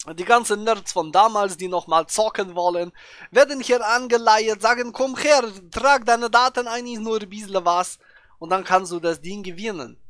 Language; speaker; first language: German; native; German